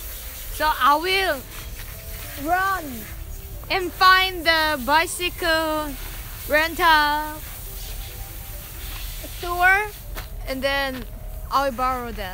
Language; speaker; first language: English; non-native, learner; Korean